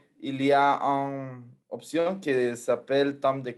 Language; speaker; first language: French; non-native, fluent; Spanish